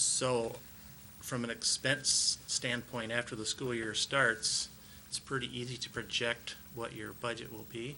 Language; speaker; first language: English; native; English